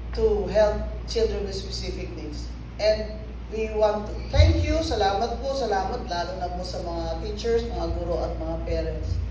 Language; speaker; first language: Filipino; non-native, local second language; Hiligaynon